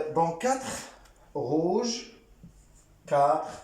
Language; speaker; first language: French; non-native, local second language; Arabic